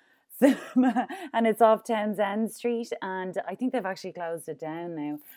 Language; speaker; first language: English; native; English